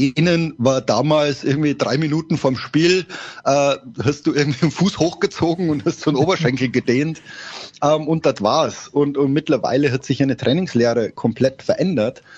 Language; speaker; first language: German; native; German